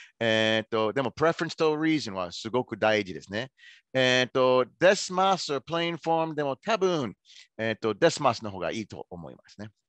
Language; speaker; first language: Japanese; non-native, fluent; English